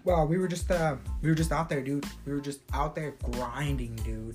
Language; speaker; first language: English; early bilingual, other home language; Spanish